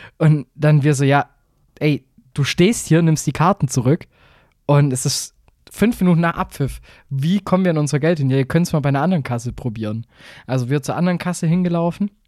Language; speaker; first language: German; native; German